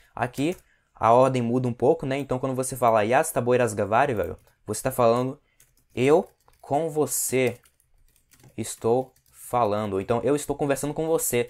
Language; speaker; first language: Portuguese; native; Portuguese